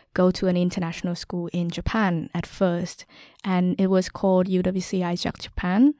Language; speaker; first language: English; non-native, fluent; Vietnamese